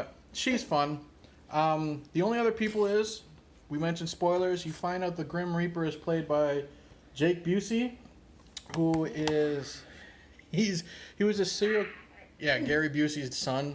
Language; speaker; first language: English; native; English